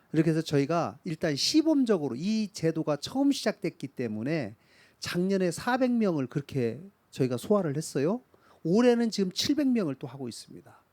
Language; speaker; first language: Korean; native; Korean